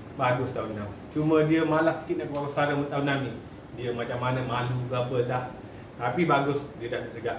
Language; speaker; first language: Malay; native; Malay